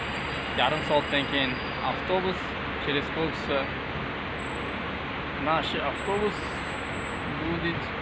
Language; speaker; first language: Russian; non-native, learner; Uzbek